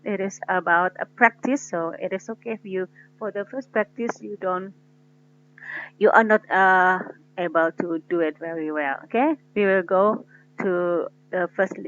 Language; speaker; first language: English; non-native, fluent; Indonesian